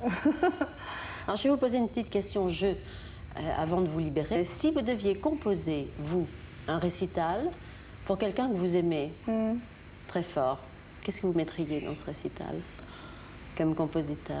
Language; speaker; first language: French; native; French